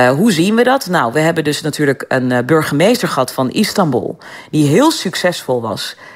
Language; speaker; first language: Dutch; early bilingual, other home language; Turkish